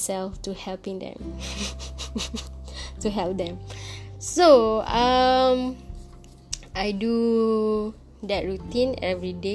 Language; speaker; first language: English; non-native, local second language; Malay